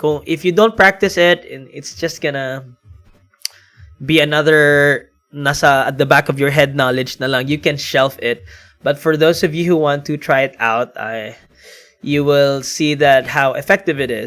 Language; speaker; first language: English; non-native, local second language; Filipino